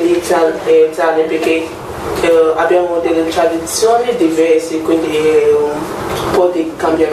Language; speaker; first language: Italian; non-native, learner; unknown